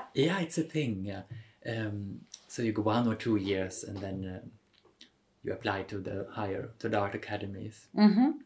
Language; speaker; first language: English; non-native, fluent; Swedish